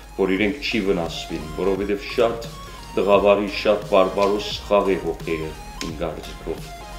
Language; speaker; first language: Armenian; early bilingual, heritage; Armenian